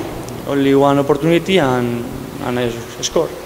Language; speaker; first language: English; non-native, learner; Spanish